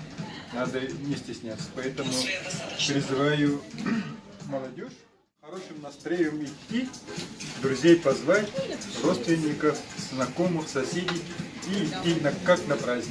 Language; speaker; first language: Russian; non-native, local second language; Yakut